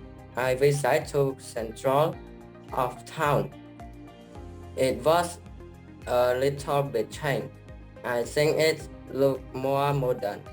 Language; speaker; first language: English; non-native, learner; Khmer